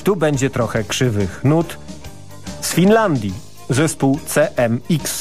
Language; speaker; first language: Polish; native; Polish